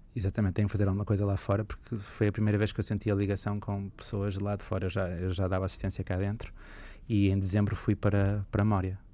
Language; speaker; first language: Portuguese; native; Portuguese